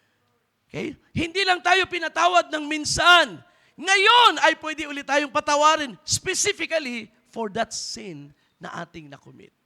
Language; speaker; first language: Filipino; native; Filipino